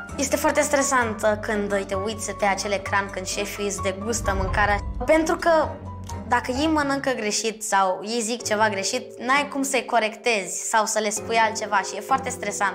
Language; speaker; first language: Romanian; early bilingual, heritage; Romanian